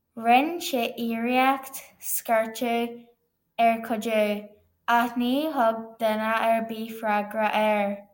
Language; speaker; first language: Irish; native; Irish